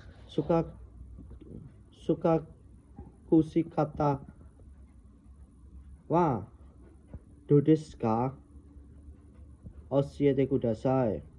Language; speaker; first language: Japanese; non-native, learner; Indonesian